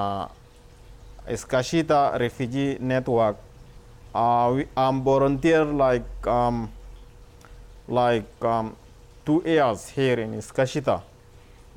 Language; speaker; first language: English; non-native, learner; Arabic